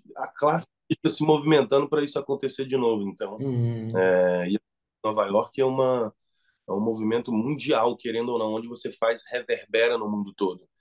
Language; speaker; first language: Portuguese; native; Portuguese